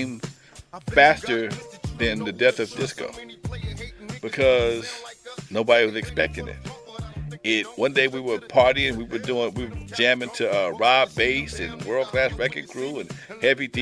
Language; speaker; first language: English; native; English